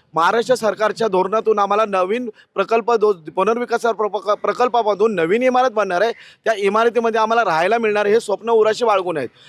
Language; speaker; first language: Marathi; native; Marathi